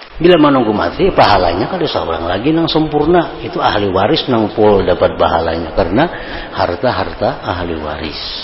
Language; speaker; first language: Indonesian; non-native, local second language; Banjar